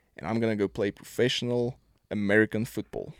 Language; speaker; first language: English; non-native, local second language; Afrikaans